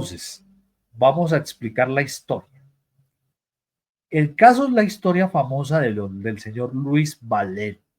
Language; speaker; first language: Spanish; native; Spanish